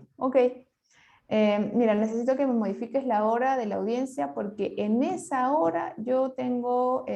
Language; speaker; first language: Spanish; native; Spanish